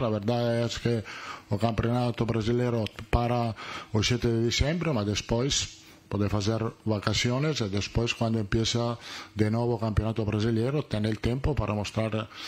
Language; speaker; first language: Spanish; non-native, learner; Italian